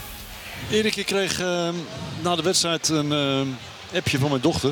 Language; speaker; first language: Dutch; native; Dutch